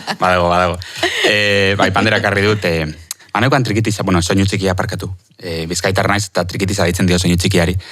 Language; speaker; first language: Basque; native; Basque